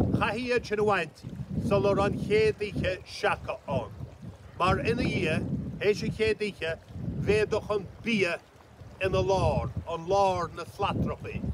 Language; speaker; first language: Irish; native; Irish